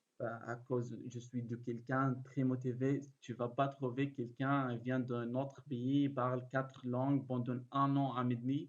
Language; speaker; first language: French; non-native, learner; Arabic